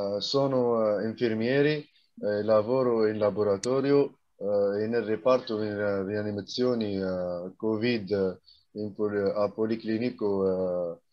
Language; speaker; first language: Italian; non-native, learner; Arabic